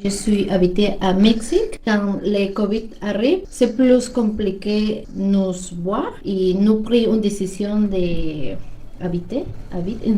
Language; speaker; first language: French; non-native, learner; Spanish